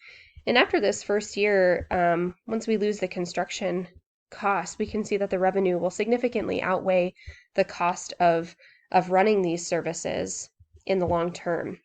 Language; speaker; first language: English; native; English